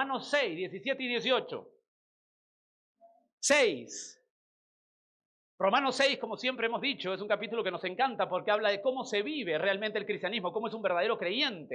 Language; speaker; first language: Spanish; native; Spanish